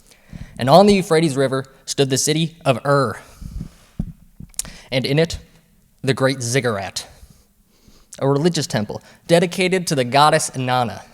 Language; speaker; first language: English; native; English